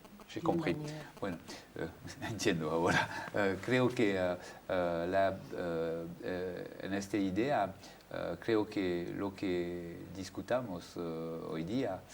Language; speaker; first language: Spanish; non-native, fluent; French